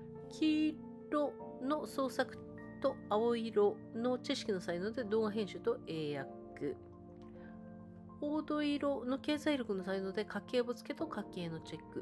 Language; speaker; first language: Japanese; native; Japanese